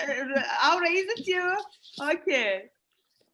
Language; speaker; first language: English; non-native, fluent; Azerbaijani